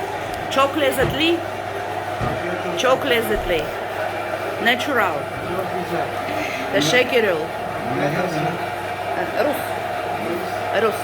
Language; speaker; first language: Turkish; non-native, learner; Russian